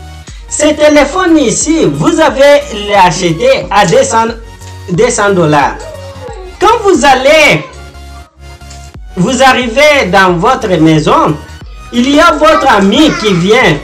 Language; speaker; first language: French; non-native, learner; Portuguese